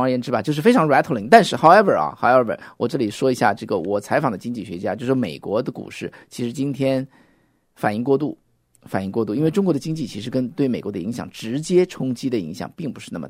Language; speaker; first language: Chinese; native; Chinese